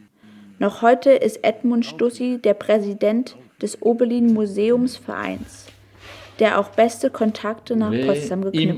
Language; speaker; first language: German; native; German